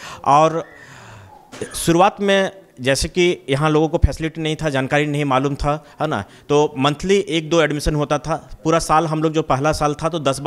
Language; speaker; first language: Hindi; native; Hindi